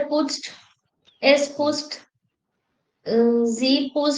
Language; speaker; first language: German; non-native, learner; Hindi